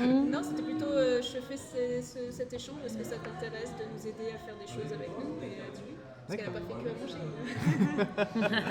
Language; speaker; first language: French; native; French